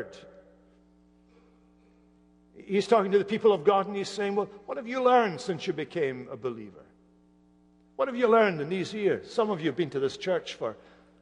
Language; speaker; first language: English; native; English